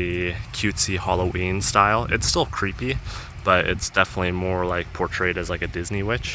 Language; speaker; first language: English; native; English